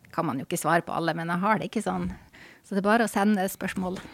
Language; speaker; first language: Norwegian; native; Norwegian